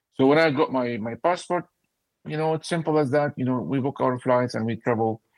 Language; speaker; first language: English; non-native, fluent; Arabic